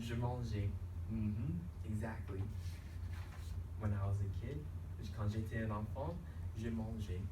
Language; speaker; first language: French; non-native, fluent; English